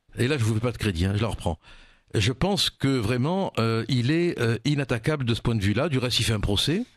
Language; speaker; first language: French; native; French